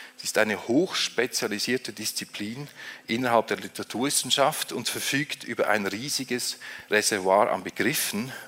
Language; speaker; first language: German; native; German